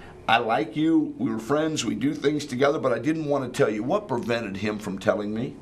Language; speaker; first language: English; native; English